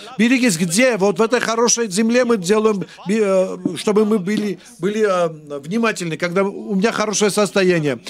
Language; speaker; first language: Russian; non-native, local second language; Armenian